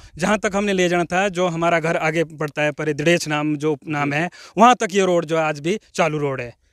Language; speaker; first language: Hindi; non-native, local second language; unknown